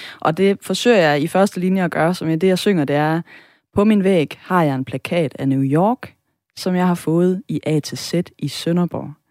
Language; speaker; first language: Danish; native; Danish